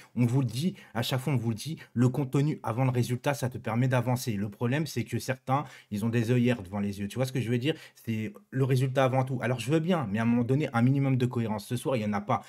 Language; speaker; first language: French; native; French